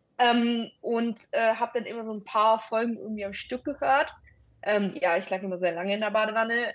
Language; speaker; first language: German; early bilingual, other home language; Italian